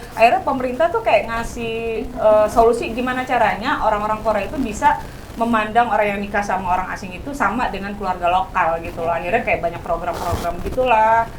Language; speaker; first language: Indonesian; native; Indonesian